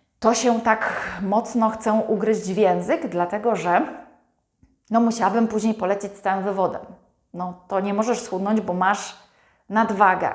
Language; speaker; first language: Polish; native; Polish